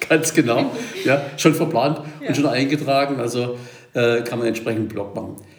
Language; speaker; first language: German; native; German